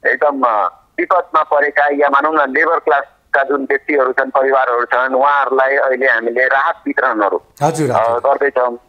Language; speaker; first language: Nepali; non-native, local second language; Maithili